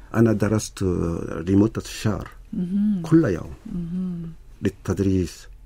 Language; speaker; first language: Arabic; non-native, learner; Korean